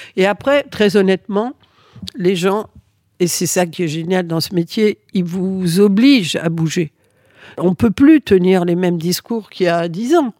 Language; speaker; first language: French; early bilingual, other home language; Spanish